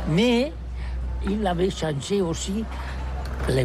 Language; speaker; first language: French; non-native, learner; Catalan